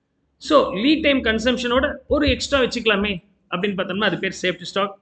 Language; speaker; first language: Tamil; native; Tamil